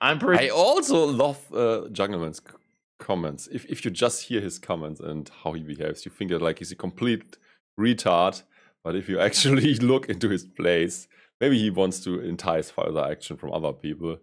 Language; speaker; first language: English; non-native, fluent; German